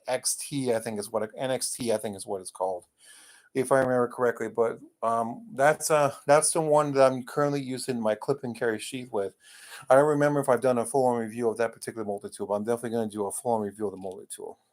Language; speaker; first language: English; native; English